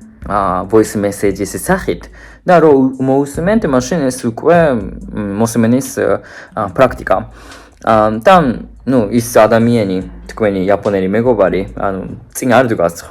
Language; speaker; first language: Georgian; non-native, fluent; Japanese